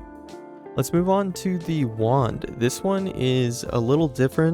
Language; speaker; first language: English; native; English